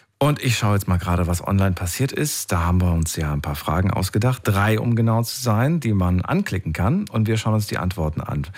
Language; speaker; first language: German; native; German